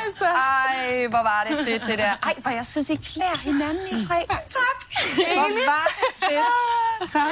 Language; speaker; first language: Danish; native; Danish